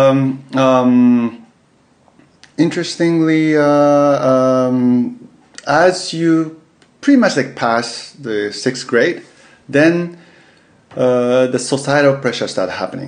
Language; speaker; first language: English; non-native, fluent; Japanese